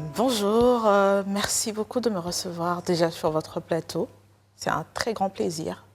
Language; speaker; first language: French; non-native, local second language; Lingala